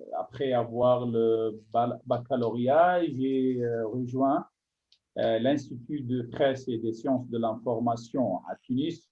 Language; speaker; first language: French; non-native, local second language; Arabic